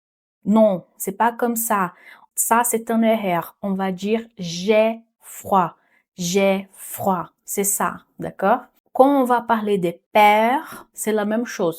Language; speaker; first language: French; non-native, fluent; Portuguese